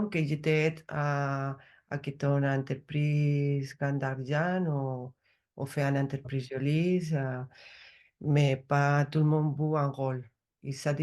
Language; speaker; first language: French; non-native, learner; Spanish